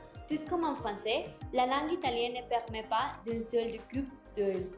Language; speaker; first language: French; non-native, learner; Spanish